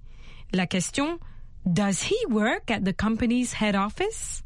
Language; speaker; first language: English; non-native, fluent; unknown